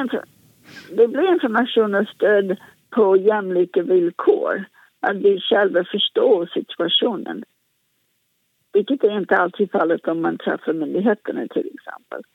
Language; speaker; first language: Swedish; non-native, fluent; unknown